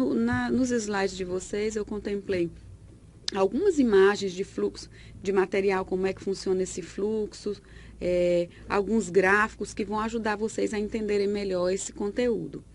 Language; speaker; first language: Portuguese; native; Portuguese